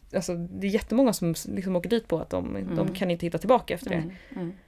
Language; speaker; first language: Swedish; native; Swedish